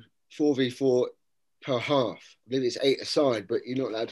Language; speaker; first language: English; native; English